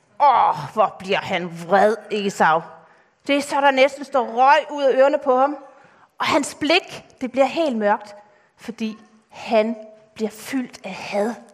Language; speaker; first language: Danish; native; Danish